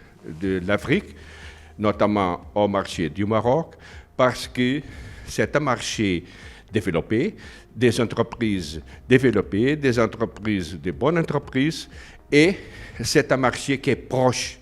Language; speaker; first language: French; non-native, learner; Portuguese